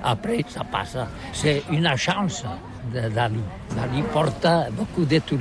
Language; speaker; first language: French; non-native, learner; Catalan